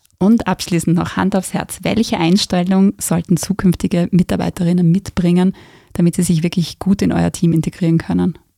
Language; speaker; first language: German; native; German